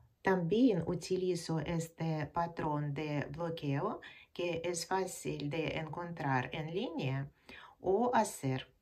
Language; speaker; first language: Spanish; non-native, fluent; Russian